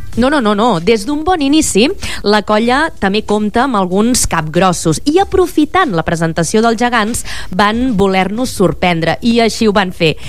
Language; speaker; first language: Catalan; native; Catalan